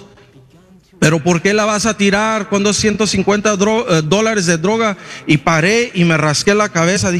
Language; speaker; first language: Spanish; early bilingual, heritage; Spanish